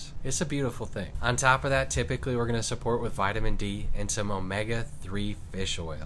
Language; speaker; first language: English; native; English